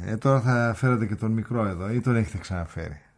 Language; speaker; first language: Greek; native; Greek